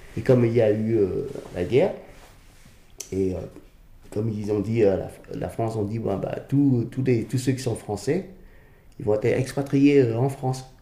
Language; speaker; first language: French; early bilingual, other home language; Vietnamese